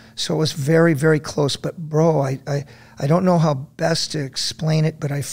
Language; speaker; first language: English; native; English